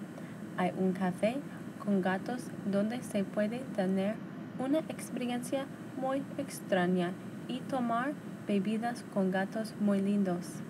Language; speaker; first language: Spanish; non-native, learner; English